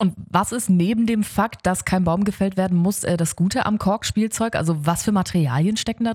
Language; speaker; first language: German; native; German